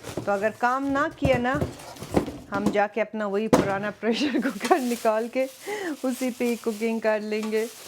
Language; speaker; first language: Urdu; early bilingual, other home language; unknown